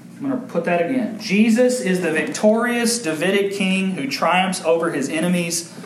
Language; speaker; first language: English; native; English